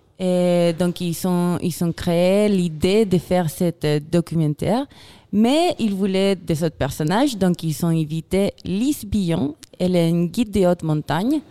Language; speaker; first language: French; non-native, fluent; Spanish